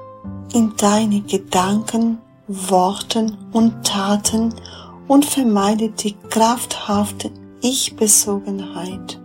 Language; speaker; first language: German; non-native, fluent; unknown